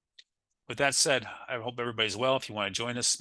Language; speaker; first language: English; native; English